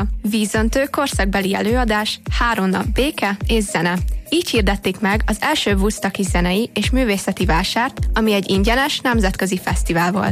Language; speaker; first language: Hungarian; native; Hungarian